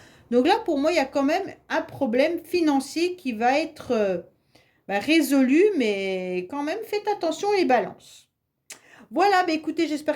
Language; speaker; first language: French; native; French